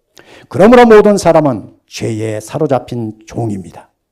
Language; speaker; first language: Korean; native; Korean